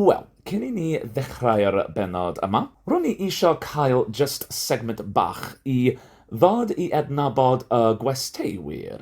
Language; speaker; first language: Welsh; non-native, fluent; English